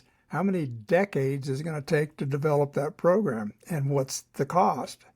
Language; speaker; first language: English; native; English